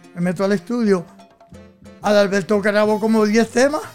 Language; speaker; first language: Spanish; early bilingual, heritage; Spanish